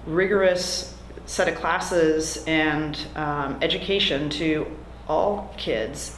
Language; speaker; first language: English; native; English